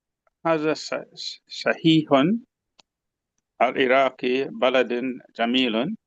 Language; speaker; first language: Arabic; non-native, learner; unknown